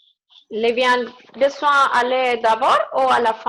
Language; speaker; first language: French; non-native, learner; Spanish